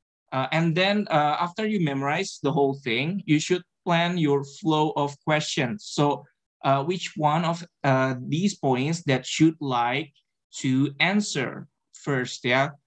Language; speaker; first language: English; non-native, fluent; Indonesian